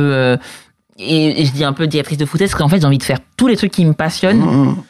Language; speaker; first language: French; native; French